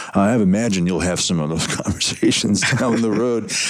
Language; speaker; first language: English; non-native, local second language; Hindi